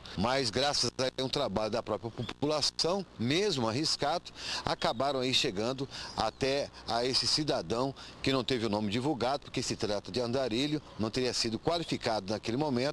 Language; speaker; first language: Portuguese; native; Portuguese